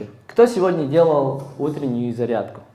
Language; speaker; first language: Russian; non-native, fluent; Latvian